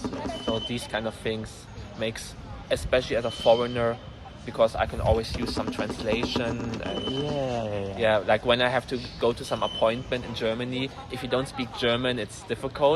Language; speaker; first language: English; non-native, fluent; German